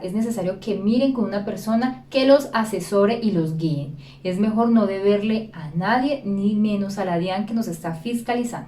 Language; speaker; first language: Spanish; native; Spanish